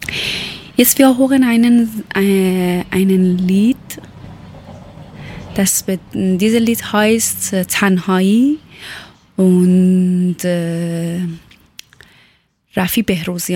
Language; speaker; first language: German; non-native, learner; Persian